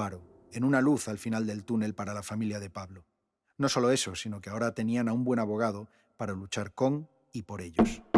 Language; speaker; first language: Spanish; native; Spanish